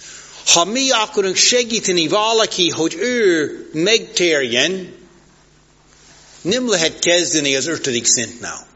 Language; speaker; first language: Hungarian; non-native, fluent; English